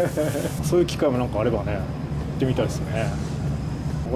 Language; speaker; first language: Japanese; native; Japanese